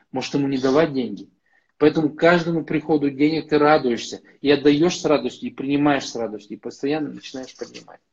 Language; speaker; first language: Russian; native; Russian